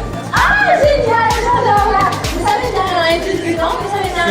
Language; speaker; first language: French; non-native, fluent; Spanish